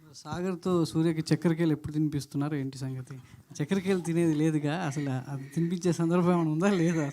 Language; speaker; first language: Telugu; native; Telugu